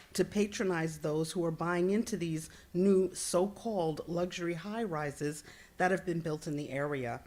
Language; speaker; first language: English; native; English